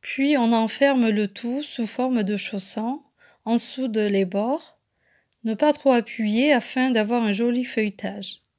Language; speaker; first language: French; non-native, local second language; Arabic